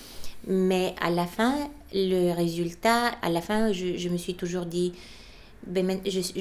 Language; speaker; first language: French; non-native, fluent; Bulgarian